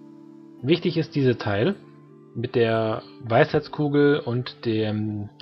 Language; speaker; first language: German; native; German